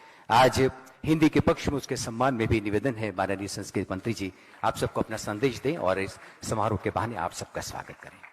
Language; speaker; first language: Hindi; native; Hindi